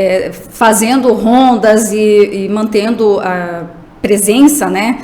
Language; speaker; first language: Portuguese; native; Portuguese